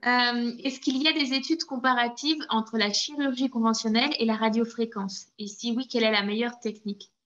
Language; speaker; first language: French; native; French